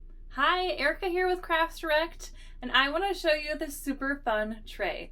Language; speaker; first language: English; native; English